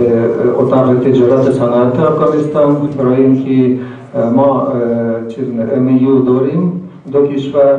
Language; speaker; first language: Persian; non-native, learner; Kazakh